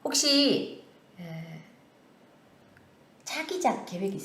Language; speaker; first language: Korean; native; Korean